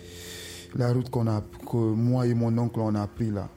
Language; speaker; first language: French; non-native, local second language; Susu